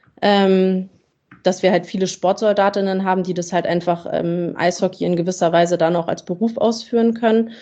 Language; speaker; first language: German; native; German